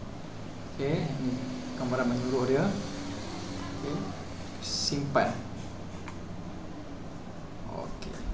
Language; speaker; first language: Malay; native; Malay